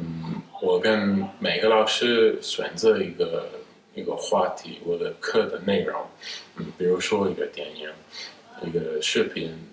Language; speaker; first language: Chinese; non-native, fluent; English